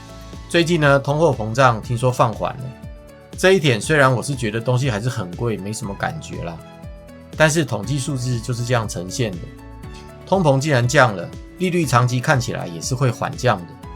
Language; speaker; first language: Chinese; native; Chinese